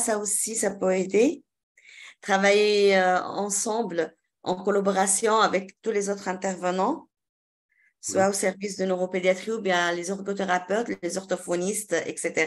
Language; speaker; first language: French; non-native, local second language; Arabic